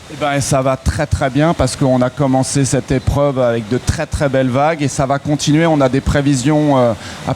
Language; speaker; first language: French; native; French